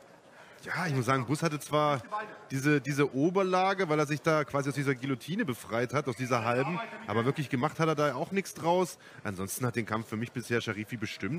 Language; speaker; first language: German; native; German